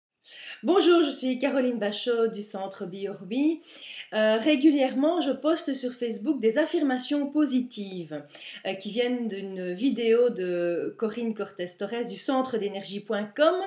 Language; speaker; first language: French; native; French